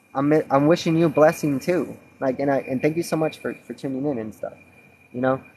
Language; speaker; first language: English; native; English